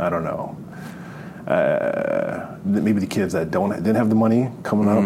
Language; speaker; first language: English; native; English